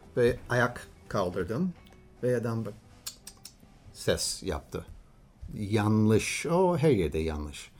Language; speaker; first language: Turkish; non-native, learner; English